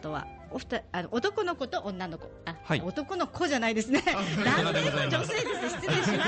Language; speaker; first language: Japanese; native; Japanese